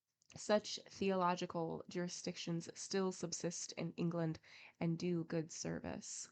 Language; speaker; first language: English; native; English